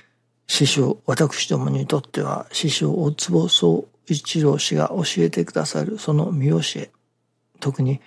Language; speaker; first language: Japanese; native; Japanese